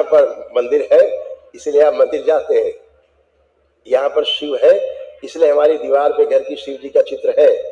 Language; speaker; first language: Hindi; native; Hindi